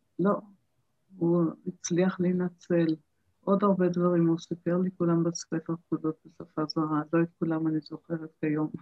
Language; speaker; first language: Hebrew; early bilingual, other home language; German